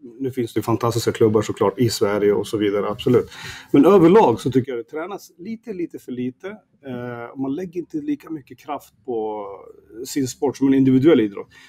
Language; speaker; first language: Swedish; early bilingual, other home language; Kurdish